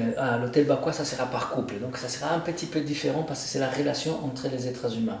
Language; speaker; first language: French; non-native, fluent; Spanish